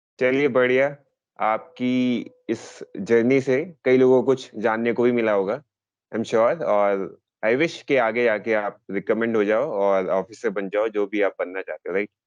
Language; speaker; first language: Hindi; native; Hindi